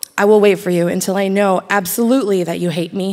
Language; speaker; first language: English; native; English